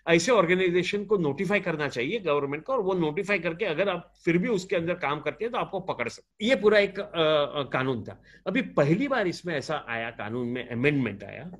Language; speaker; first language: Hindi; non-native, local second language; Gujarati